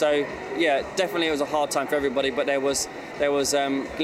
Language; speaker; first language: English; native; English